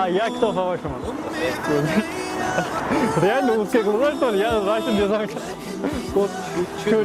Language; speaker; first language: Russian; non-native, fluent; Uzbek